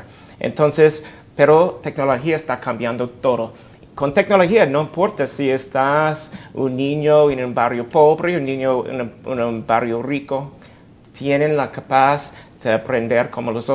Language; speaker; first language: Spanish; non-native, fluent; English